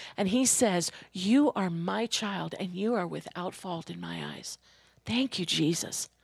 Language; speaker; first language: English; native; English